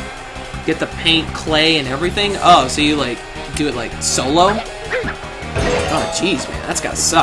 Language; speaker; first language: English; native; English